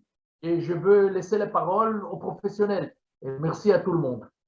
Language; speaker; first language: French; non-native, fluent; Hebrew